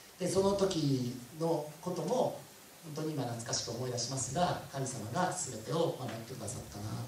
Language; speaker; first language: Japanese; native; Japanese